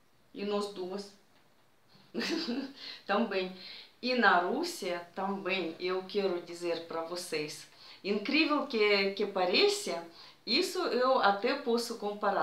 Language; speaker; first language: Portuguese; non-native, fluent; Russian